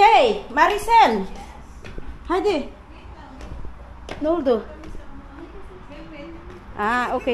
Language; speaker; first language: Turkish; non-native, learner; Filipino